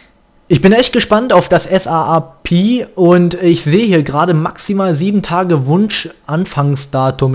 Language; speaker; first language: German; native; German